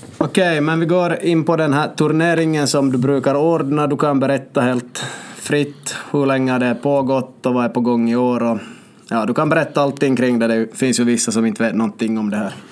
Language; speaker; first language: Swedish; native; Swedish